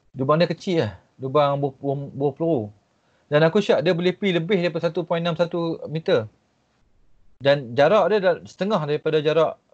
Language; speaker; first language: Malay; native; Malay